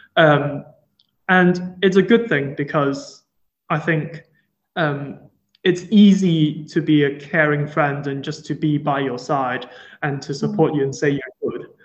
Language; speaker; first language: English; non-native, local second language; Cantonese